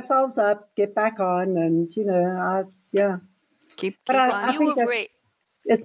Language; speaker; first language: English; native; English